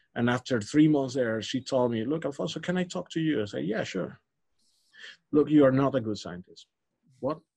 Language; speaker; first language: English; non-native, fluent; Spanish